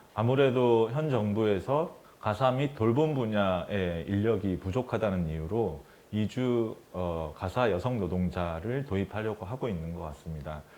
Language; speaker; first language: Korean; native; Korean